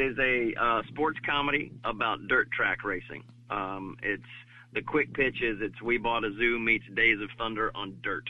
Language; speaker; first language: English; native; English